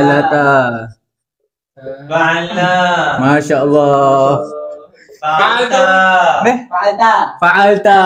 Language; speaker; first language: Arabic; non-native, learner; Malay